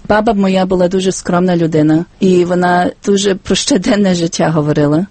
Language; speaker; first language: Ukrainian; early bilingual, heritage; Ukrainian